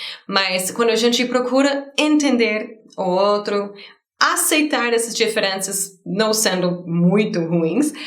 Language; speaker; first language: Portuguese; non-native, fluent; English